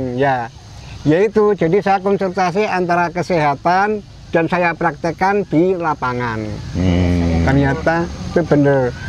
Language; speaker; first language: Indonesian; non-native, local second language; Javanese